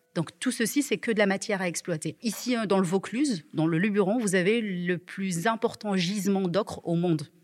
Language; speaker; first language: French; non-native, local second language; Arabic